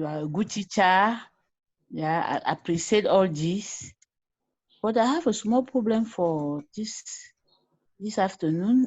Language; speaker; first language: English; non-native, learner; French